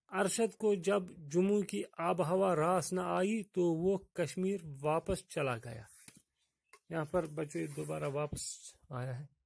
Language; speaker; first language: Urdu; non-native, local second language; Kashmiri